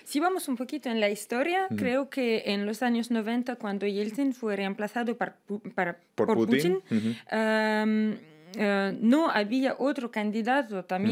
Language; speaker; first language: Spanish; non-native, fluent; Russian